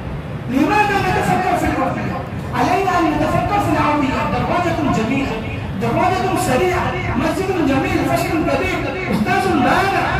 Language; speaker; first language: Arabic; non-native, fluent; Urdu